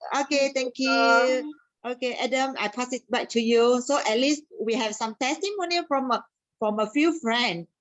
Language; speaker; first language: English; non-native, local second language; Malay